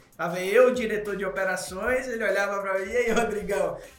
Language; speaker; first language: Portuguese; native; Portuguese